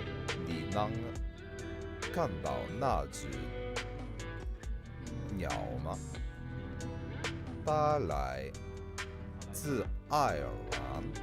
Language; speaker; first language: Chinese; non-native, learner; English